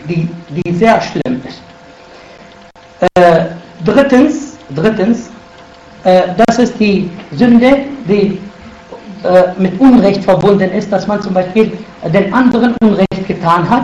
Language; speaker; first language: German; non-native, fluent; Arabic